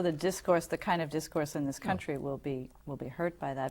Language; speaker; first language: English; native; English